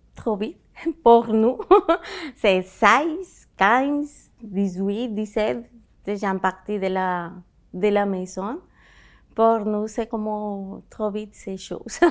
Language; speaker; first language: French; non-native, fluent; Spanish